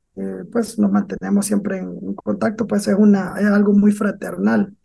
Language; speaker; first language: Spanish; native; Spanish